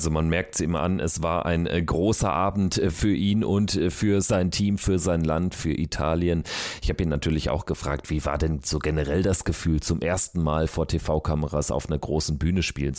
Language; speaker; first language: German; native; German